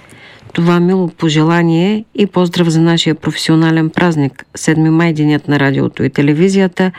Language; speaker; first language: Bulgarian; native; Bulgarian